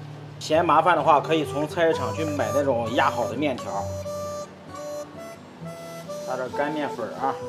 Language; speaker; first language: Chinese; native; Chinese